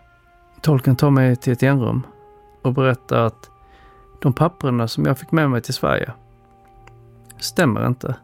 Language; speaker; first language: Swedish; early bilingual, other home language; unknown